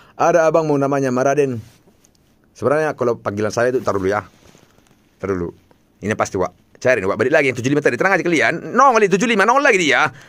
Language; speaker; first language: Indonesian; non-native, local second language; Batak Toba